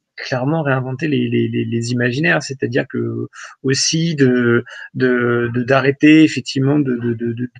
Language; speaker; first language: French; native; French